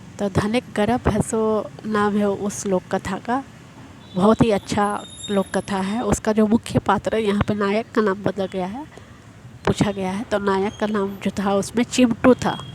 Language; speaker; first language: Hindi; native; Hindi